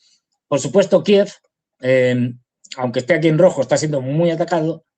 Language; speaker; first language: Spanish; native; Spanish